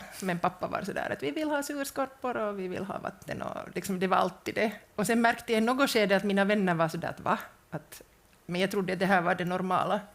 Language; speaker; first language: Swedish; native; Swedish